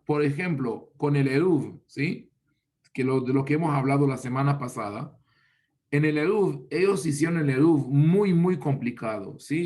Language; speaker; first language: Spanish; non-native, fluent; Hebrew